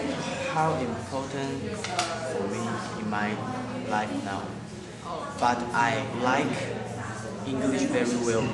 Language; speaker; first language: English; non-native, learner; Chinese